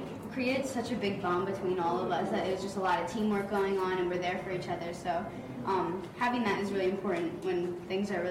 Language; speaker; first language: English; native; English